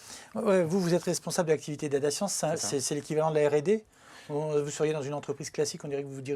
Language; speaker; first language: French; native; French